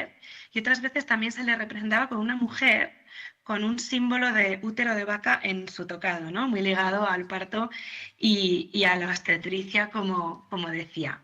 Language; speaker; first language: Spanish; native; Spanish